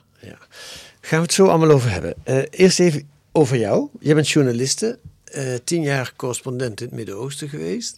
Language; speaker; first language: Dutch; native; Dutch